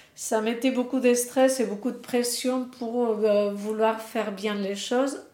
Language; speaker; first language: French; non-native, fluent; Spanish